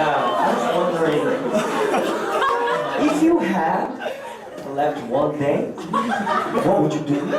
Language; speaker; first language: English; non-native, learner; Korean